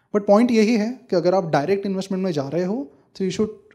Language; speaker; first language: Hindi; non-native, local second language; Marathi